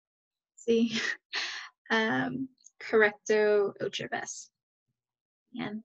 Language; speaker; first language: Spanish; non-native, learner; English